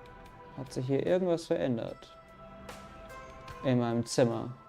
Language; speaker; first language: German; native; German